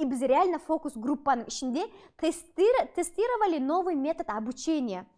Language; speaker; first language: Russian; non-native, local second language; Kazakh